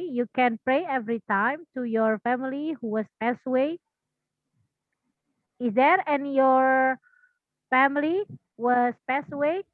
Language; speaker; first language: English; non-native, fluent; Indonesian